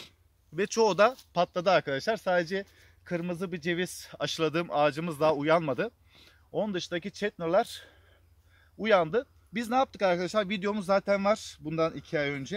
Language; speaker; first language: Turkish; native; Turkish